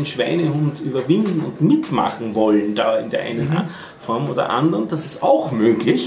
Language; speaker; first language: German; native; German